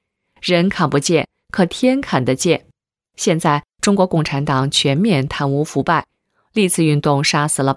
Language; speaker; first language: Chinese; native; Chinese